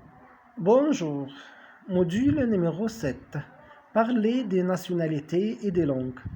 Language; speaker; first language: French; non-native, fluent; Arabic